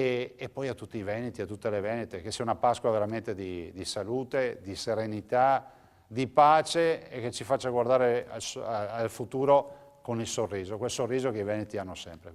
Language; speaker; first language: Italian; native; Italian